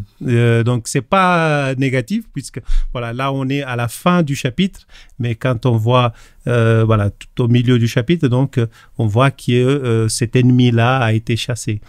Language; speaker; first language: French; non-native, fluent; Kabuverdianu